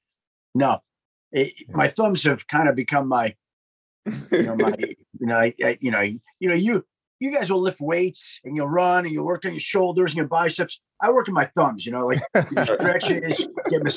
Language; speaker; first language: English; native; English